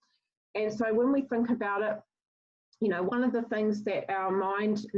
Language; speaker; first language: English; native; English